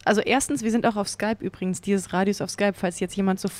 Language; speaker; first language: German; native; German